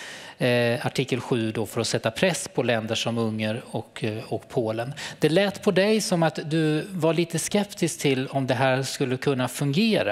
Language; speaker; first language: Swedish; native; Swedish